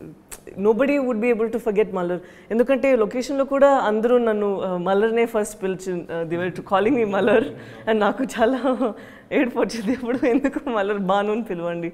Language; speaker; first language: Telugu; non-native, learner; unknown